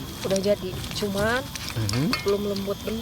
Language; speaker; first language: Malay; non-native, local second language; Sundanese